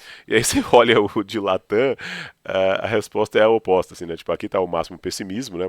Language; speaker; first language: Portuguese; native; Portuguese